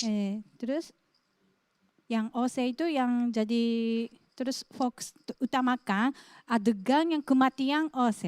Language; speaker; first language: Indonesian; non-native, fluent; Japanese